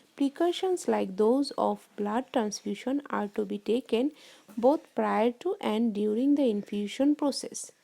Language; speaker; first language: English; non-native, local second language; Bangla